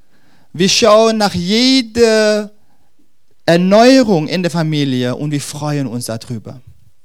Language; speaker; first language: German; non-native, fluent; Dutch